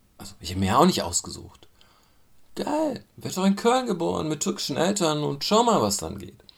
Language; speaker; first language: German; early bilingual, other home language; Turkish